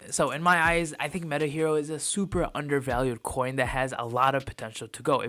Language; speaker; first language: English; native; English